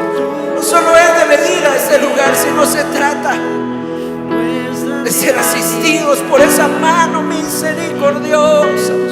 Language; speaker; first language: Spanish; native; Spanish